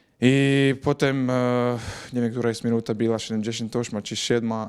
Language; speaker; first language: Polish; non-native, learner; Croatian